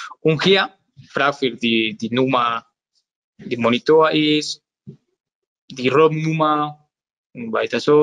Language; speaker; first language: German; non-native, learner; Spanish